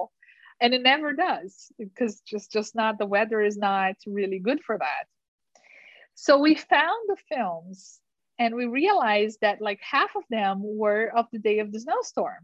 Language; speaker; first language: English; non-native, fluent; Portuguese